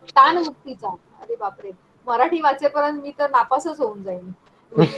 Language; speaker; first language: Marathi; non-native, local second language; Hindi